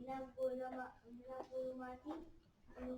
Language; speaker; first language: Arabic; non-native, learner; Urdu